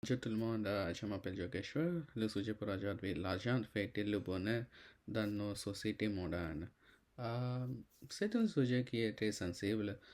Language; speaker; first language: French; non-native, learner; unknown